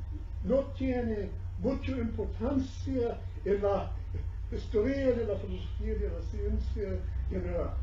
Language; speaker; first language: Spanish; non-native, learner; English